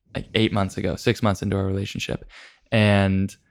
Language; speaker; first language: English; native; English